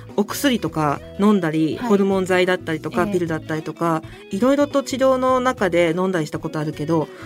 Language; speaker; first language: Japanese; native; Japanese